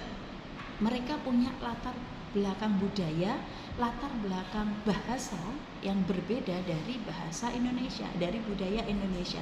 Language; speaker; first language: Indonesian; native; Indonesian